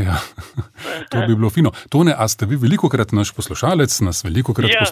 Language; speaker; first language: Slovenian; native; Slovenian